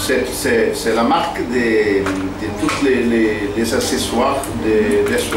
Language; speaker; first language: French; non-native, fluent; Portuguese